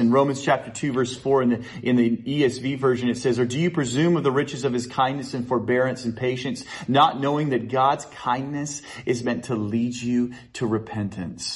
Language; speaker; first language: English; native; English